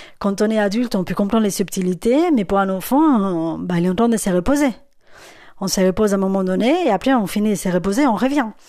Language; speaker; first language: French; non-native, fluent; Spanish